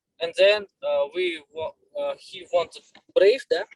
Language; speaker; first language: English; non-native, learner; Russian